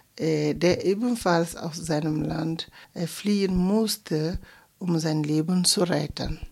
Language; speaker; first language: German; non-native, fluent; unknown